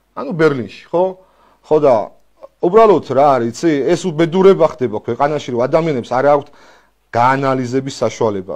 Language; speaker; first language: Georgian; native; Georgian